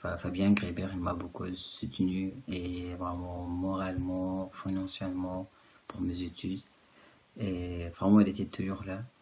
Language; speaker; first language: French; non-native, fluent; Arabic